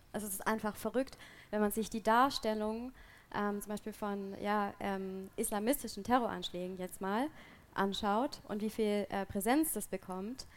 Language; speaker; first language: German; native; German